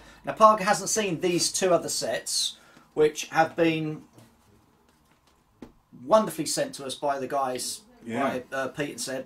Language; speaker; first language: English; native; English